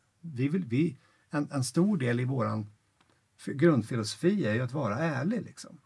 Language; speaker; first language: Swedish; native; Swedish